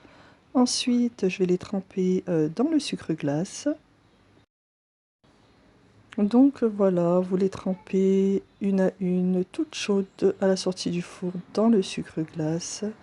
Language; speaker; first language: French; native; French